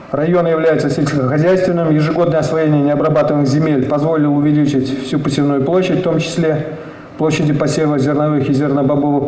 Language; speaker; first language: Russian; native; Russian